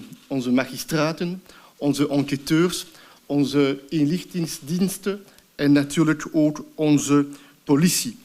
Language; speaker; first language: Dutch; non-native, local second language; French